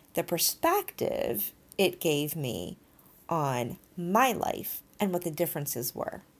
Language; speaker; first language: English; native; English